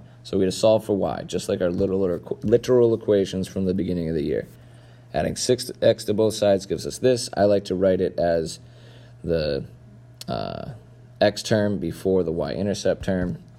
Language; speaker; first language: English; native; English